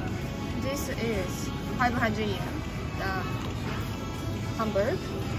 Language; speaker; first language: English; non-native, learner; Japanese